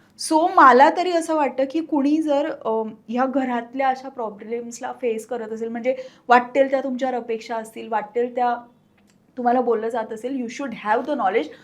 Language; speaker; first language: Marathi; native; Marathi